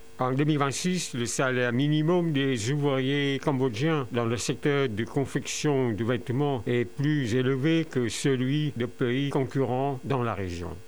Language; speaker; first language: French; non-native, fluent; Khmer